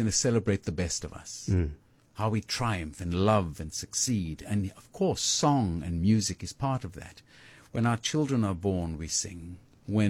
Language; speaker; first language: English; native; English